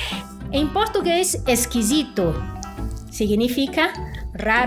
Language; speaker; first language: Portuguese; non-native, fluent; Spanish